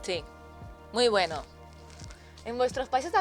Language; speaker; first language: Spanish; native; Spanish